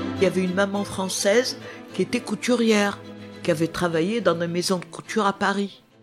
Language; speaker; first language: French; non-native, local second language; Kabyle